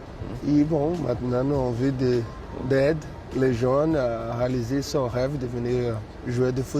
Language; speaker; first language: French; non-native, fluent; Portuguese